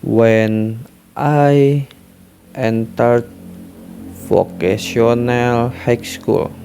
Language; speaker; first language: English; non-native, learner; Indonesian